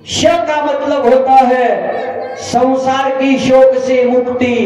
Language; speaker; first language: Hindi; non-native, local second language; Marathi